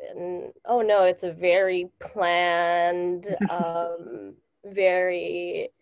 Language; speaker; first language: English; non-native, fluent; Japanese